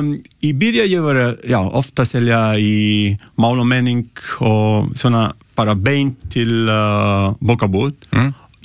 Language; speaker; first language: Icelandic; non-native, learner; Italian